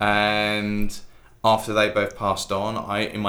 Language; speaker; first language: English; native; English